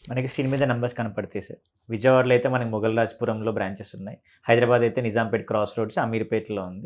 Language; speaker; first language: Telugu; native; Telugu